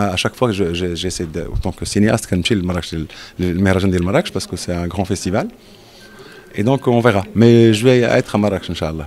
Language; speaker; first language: French; non-native, local second language; Arabic